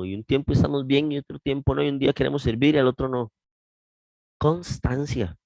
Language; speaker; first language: Spanish; native; Spanish